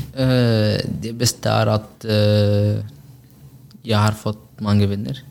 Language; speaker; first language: Norwegian; non-native, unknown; Arabic